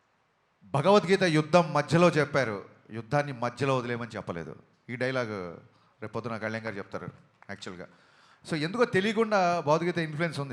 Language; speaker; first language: Telugu; native; Telugu